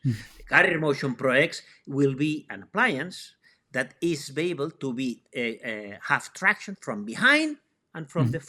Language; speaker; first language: English; non-native, fluent; Spanish